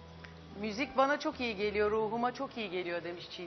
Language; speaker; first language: Turkish; native; Turkish